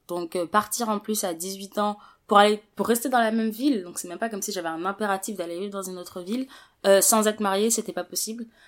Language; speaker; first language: French; early bilingual, other home language; Wolof